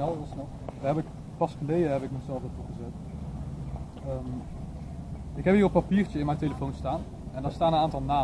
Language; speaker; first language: Dutch; native; Dutch